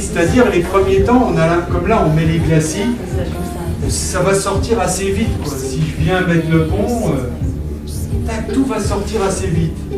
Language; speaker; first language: French; native; French